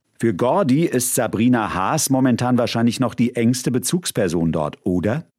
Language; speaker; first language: German; native; German